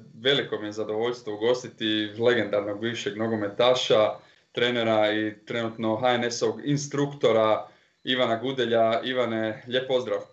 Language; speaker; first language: Croatian; native; Croatian